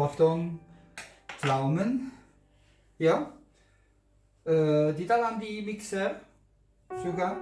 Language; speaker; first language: Indonesian; non-native, learner; German